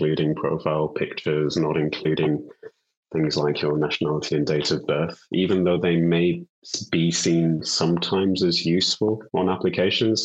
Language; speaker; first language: English; native; English